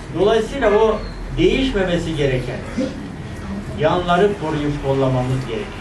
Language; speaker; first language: Turkish; native; Turkish